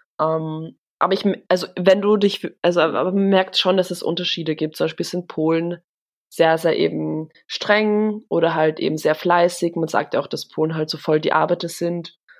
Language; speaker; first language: German; early bilingual, other home language; Polish